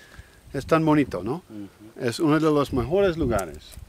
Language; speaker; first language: Spanish; non-native, learner; English